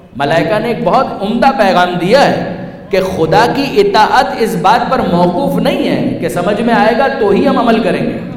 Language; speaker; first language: Urdu; non-native, local second language; Punjabi